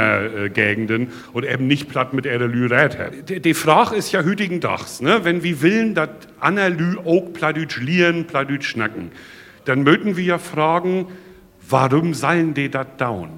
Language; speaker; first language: German; native; German